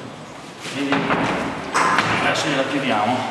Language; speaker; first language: Italian; native; Italian